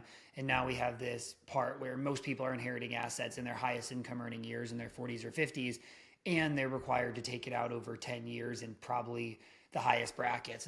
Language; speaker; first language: English; native; English